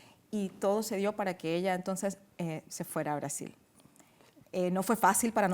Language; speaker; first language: Spanish; native; Spanish